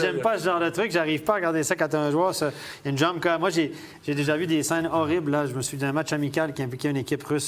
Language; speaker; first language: French; native; French